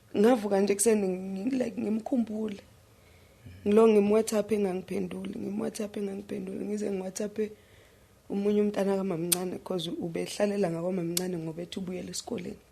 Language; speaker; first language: Zulu; native; Zulu